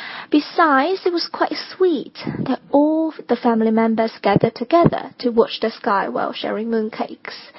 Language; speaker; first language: English; non-native, fluent; Chinese